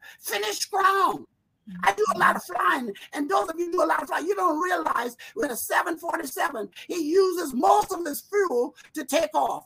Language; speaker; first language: English; native; English